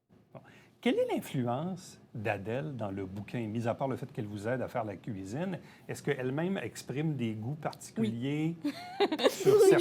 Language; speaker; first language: French; native; French